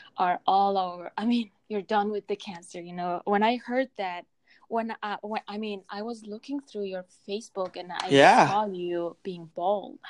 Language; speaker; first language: English; non-native, fluent; Mongolian